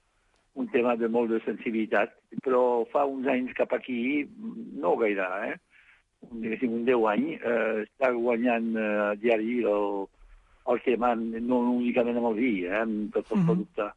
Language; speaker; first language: Catalan; non-native, fluent; French